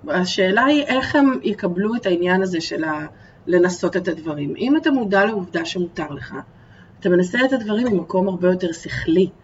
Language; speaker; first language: Hebrew; early bilingual, other home language; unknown